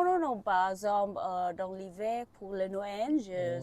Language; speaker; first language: French; non-native, learner; Vietnamese